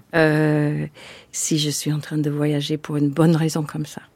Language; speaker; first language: French; non-native, fluent; English